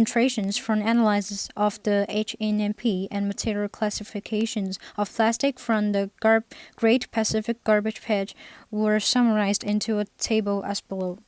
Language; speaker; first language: English; non-native, fluent; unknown